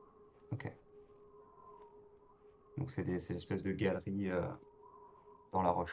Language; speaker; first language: French; native; French